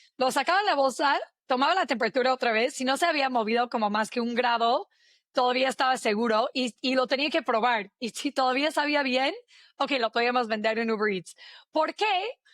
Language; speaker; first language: Spanish; non-native, fluent; English